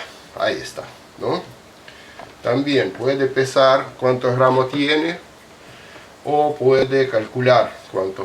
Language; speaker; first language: Spanish; non-native, fluent; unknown